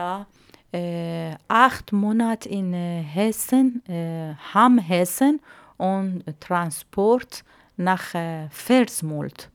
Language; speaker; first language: German; non-native, learner; Arabic